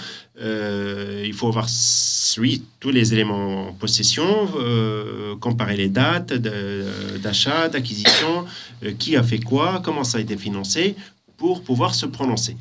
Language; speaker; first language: French; native; French